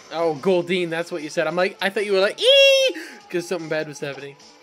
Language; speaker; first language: English; native; English